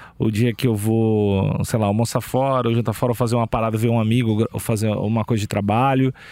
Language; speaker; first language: Portuguese; native; Portuguese